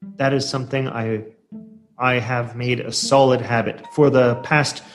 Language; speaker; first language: English; native; English